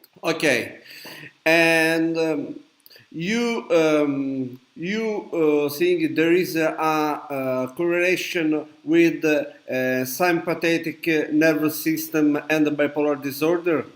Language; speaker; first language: English; non-native, learner; Italian